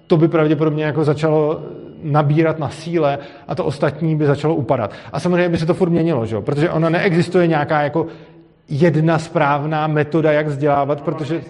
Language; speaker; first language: Czech; native; Czech